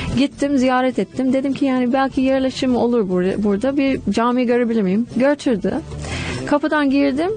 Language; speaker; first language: Turkish; non-native, fluent; English